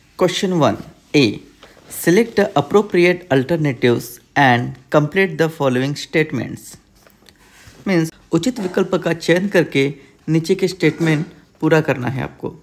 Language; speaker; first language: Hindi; non-native, local second language; Marathi